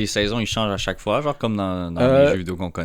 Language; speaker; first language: French; native; French